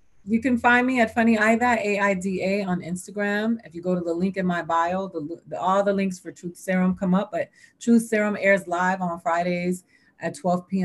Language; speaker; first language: English; early bilingual, other home language; Spanish